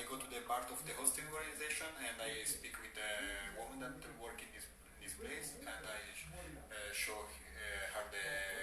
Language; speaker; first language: English; non-native, learner; Italian